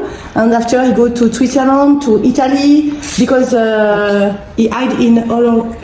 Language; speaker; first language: English; non-native, learner; French